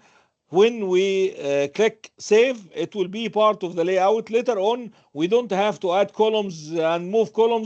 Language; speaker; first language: English; non-native, fluent; Arabic